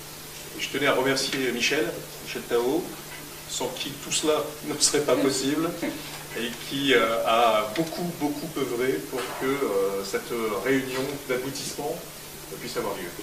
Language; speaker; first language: French; native; French